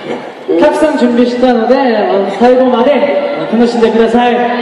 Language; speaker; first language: Japanese; non-native, learner; Korean